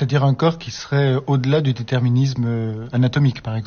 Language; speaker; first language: French; native; French